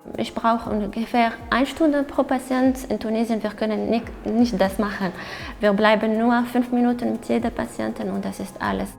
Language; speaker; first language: German; non-native, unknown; Arabic